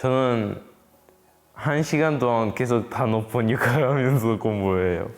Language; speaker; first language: Korean; early bilingual, other home language; English